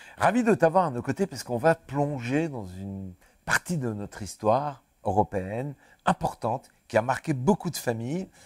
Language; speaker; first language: French; native; French